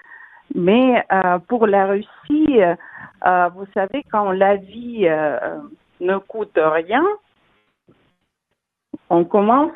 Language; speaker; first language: French; non-native, fluent; Russian